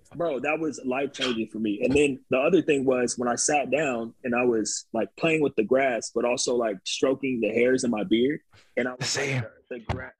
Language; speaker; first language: English; native; English